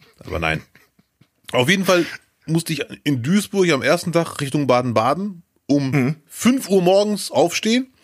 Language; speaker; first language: German; early bilingual, other home language; Arabic